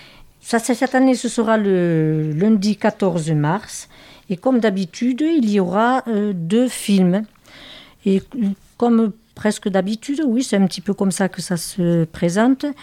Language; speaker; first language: French; native; French